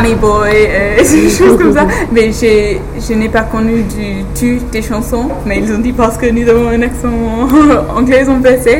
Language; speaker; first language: French; non-native, learner; English